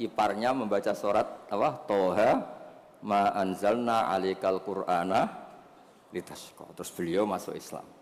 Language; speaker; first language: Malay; non-native, local second language; Javanese